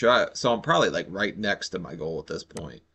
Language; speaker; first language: English; native; English